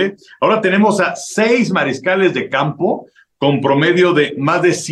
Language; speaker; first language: Spanish; native; Spanish